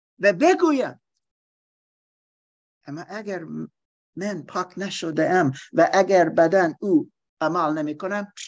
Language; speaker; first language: Persian; non-native, learner; German